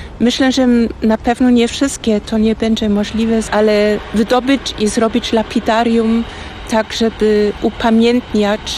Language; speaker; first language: Polish; non-native, fluent; German